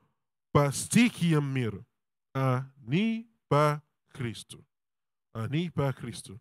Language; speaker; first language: Russian; non-native, learner; English